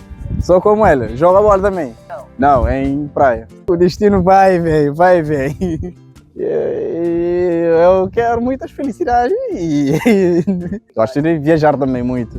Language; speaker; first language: Portuguese; non-native, local second language; Kabuverdianu